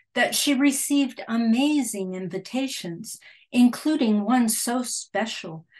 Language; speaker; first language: English; early bilingual, other home language; Spanish